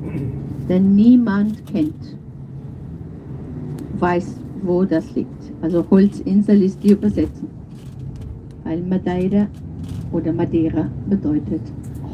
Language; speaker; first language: German; non-native, fluent; Portuguese